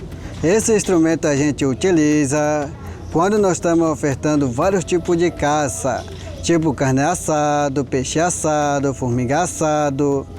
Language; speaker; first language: Portuguese; non-native, local second language; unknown